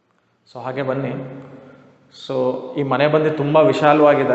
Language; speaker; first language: Kannada; native; Kannada